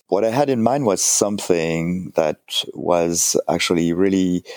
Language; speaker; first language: English; non-native, fluent; French